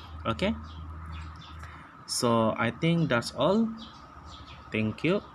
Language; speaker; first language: English; non-native, local second language; Chinese